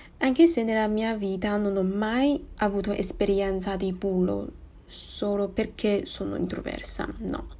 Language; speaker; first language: Italian; non-native, fluent; Chinese